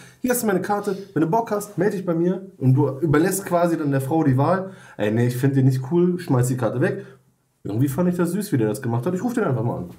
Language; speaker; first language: German; native; German